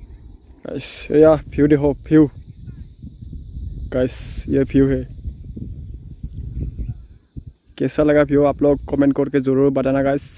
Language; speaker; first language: Hindi; non-native, local second language; Assamese